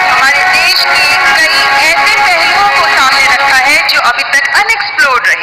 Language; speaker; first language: Hindi; native; Hindi